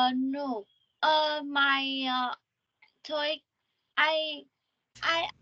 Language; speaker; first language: English; non-native, learner; Vietnamese